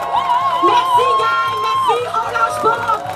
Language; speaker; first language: French; native; French